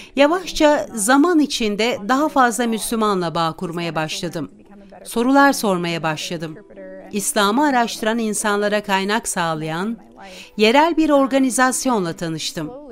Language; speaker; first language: Turkish; non-native, fluent; English